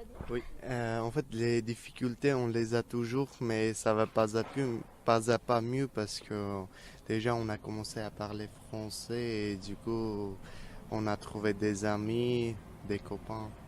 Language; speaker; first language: French; non-native, fluent; Armenian